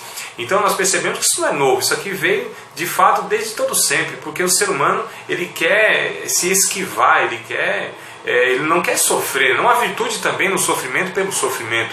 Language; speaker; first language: Portuguese; native; Portuguese